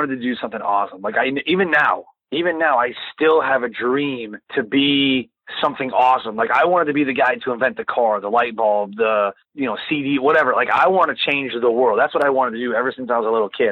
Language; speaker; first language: English; native; English